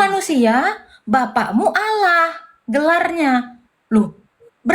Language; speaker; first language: Indonesian; native; Indonesian